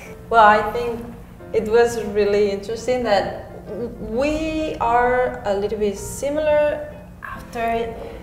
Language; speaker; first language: English; non-native, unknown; Spanish